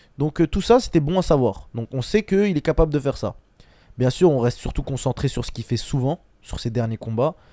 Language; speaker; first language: French; early bilingual, other home language; Chechen